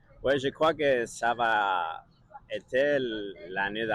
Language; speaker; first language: French; non-native, learner; Catalan